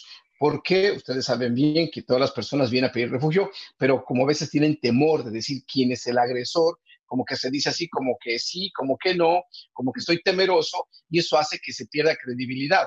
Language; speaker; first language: Spanish; native; Spanish